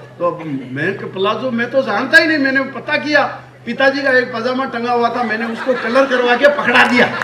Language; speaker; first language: Hindi; non-native, local second language; Marwari